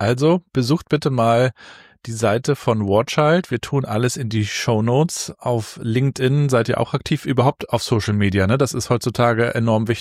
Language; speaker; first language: German; native; German